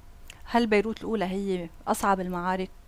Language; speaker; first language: Arabic; native; Arabic